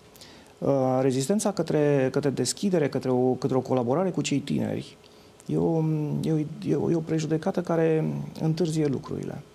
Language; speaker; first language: Romanian; native; Romanian